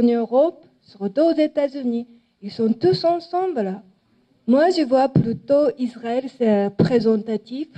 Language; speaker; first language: French; non-native, learner; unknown